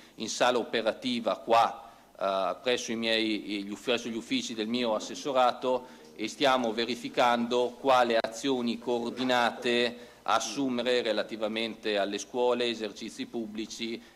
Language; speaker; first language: Italian; native; Italian